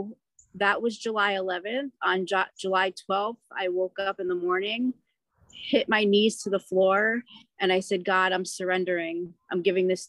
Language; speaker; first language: English; native; English